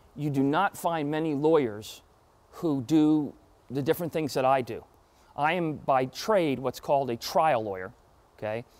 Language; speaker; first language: English; native; English